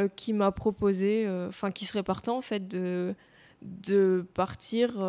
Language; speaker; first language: French; native; French